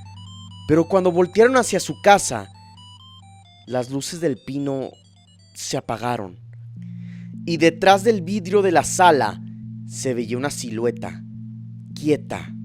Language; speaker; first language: Spanish; native; Spanish